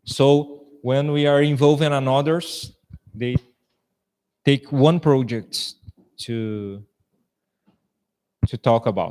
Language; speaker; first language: English; non-native, fluent; Portuguese